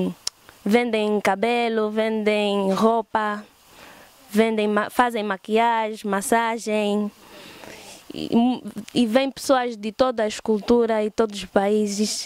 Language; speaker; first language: Portuguese; early bilingual, heritage; English